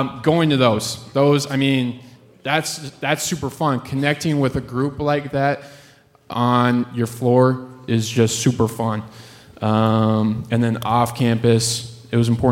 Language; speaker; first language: English; native; English